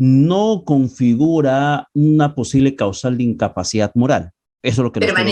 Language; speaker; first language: Spanish; native; Spanish